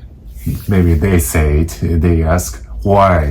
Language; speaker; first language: English; non-native, learner; Japanese